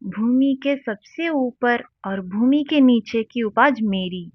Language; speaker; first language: Hindi; non-native, local second language; Telugu